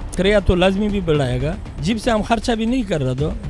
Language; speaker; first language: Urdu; non-native, local second language; Pashto